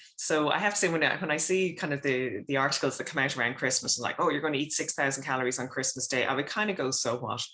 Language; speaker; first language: English; native; English